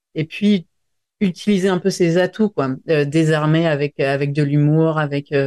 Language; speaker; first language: French; native; French